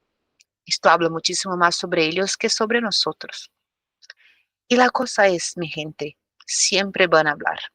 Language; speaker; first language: Spanish; non-native, fluent; Portuguese